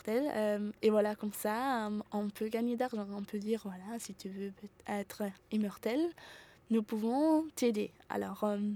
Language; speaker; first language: French; non-native, fluent; German